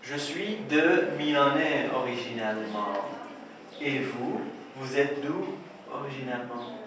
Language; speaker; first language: French; non-native, fluent; Persian